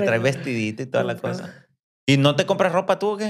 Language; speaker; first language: Spanish; native; Spanish